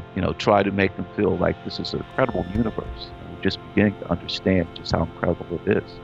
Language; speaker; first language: English; native; English